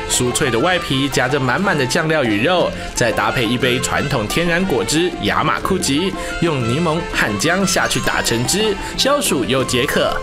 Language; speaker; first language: Chinese; native; Chinese